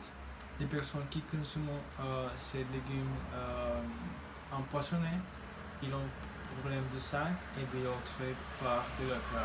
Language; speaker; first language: French; non-native, learner; Spanish